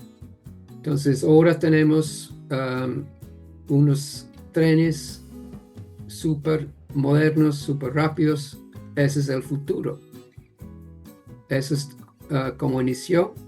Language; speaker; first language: Spanish; non-native, fluent; English